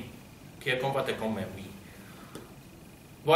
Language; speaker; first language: French; non-native, fluent; Polish